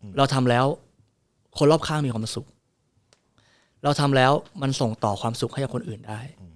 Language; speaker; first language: Thai; native; Thai